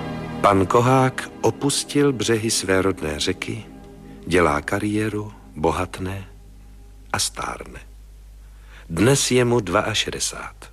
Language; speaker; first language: Czech; native; Czech